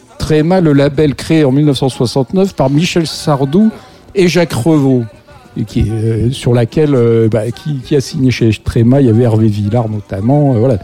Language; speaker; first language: French; native; French